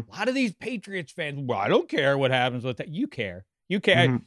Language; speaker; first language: English; native; English